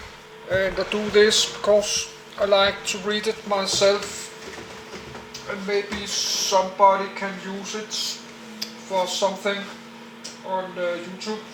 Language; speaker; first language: English; non-native, learner; Danish